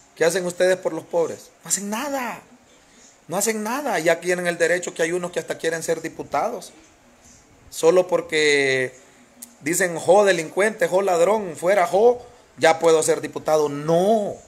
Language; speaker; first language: Spanish; native; Spanish